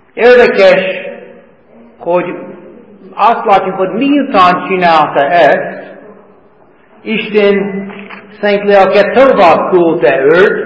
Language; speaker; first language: Hungarian; non-native, fluent; English